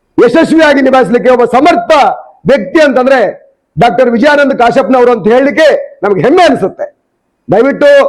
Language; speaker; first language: Kannada; non-native, local second language; Lambadi